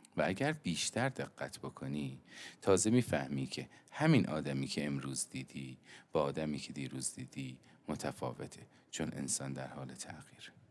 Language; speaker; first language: Persian; native; Persian